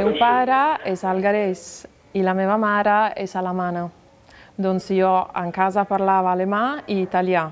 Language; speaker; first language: Catalan; non-native, local second language; German